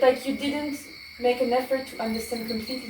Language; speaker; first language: English; non-native, fluent; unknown